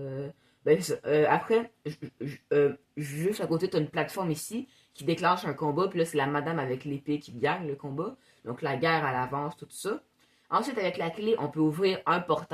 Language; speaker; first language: French; native; French